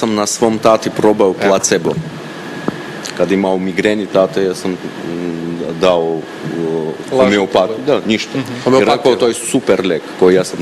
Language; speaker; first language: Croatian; non-native, fluent; Armenian